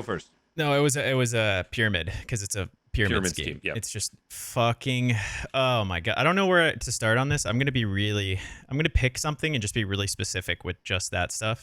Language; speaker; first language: English; native; English